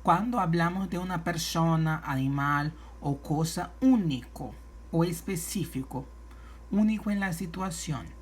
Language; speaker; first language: Spanish; non-native, fluent; Portuguese